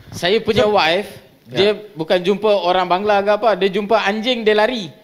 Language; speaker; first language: Malay; non-native, local second language; Tamil